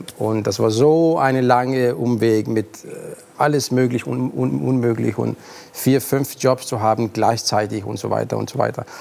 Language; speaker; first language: German; non-native, fluent; Arabic